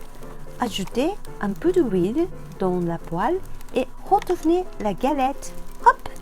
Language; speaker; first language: French; non-native, fluent; Japanese